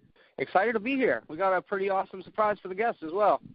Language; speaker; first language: English; native; English